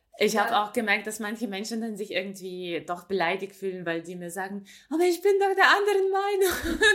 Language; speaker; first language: German; non-native, fluent; Ukrainian